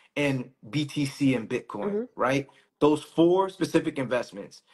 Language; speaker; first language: English; native; English